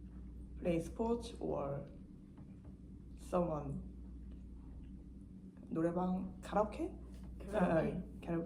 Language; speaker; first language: English; non-native, learner; Korean